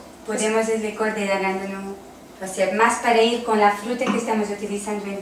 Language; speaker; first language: Spanish; native; Spanish